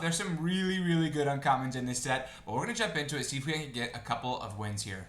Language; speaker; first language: English; native; English